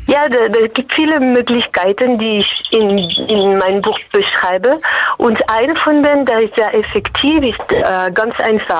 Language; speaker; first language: German; non-native, fluent; French